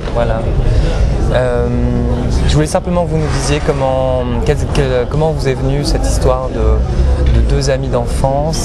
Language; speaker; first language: French; native; French